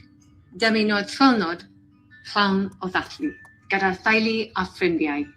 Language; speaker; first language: Welsh; non-native, learner; English